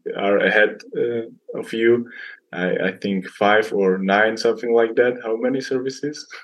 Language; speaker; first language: English; non-native, fluent; Czech